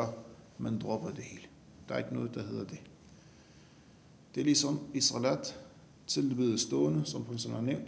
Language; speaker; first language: Danish; non-native, fluent; Arabic